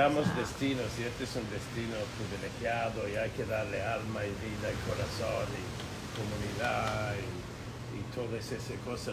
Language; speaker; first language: Spanish; non-native, fluent; English